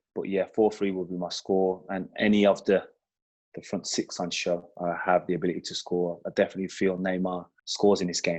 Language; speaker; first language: English; native; English